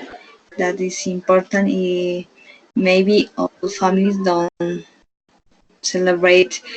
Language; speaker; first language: English; non-native, learner; Spanish